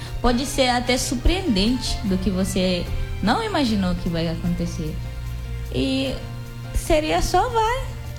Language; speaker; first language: Portuguese; non-native, local second language; Upper Guinea Crioulo